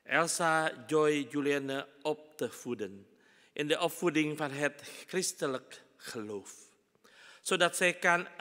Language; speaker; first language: Dutch; non-native, fluent; Indonesian